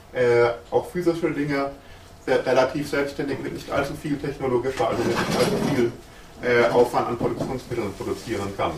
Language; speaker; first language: German; native; German